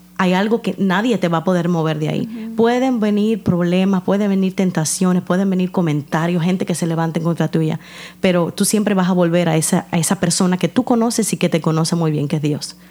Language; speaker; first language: Spanish; native; Spanish